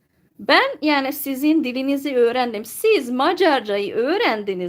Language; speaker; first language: Turkish; non-native, fluent; Hungarian